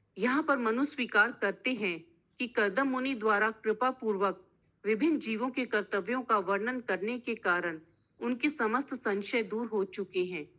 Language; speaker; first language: Hindi; native; Hindi